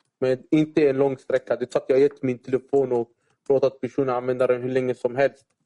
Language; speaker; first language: Swedish; early bilingual, other home language; Arabic